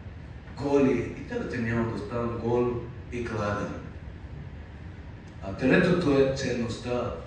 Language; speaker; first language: Bulgarian; non-native, fluent; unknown